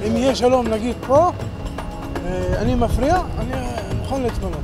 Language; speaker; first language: Hebrew; non-native, local second language; Arabic